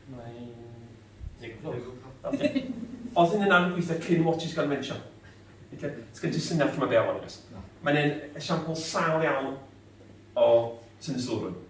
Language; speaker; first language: Welsh; native; Welsh